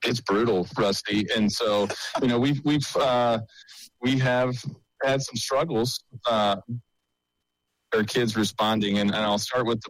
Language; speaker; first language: English; native; English